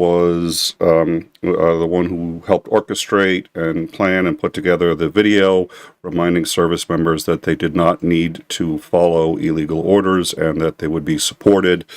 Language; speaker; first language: English; native; English